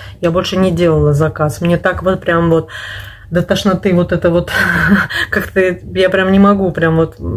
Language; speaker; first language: Russian; native; Russian